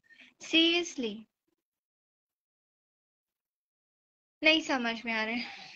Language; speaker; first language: Hindi; native; Hindi